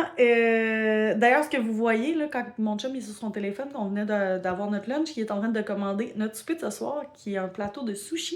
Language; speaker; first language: French; native; French